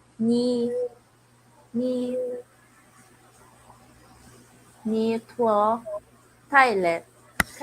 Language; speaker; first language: Chinese; non-native, learner; Filipino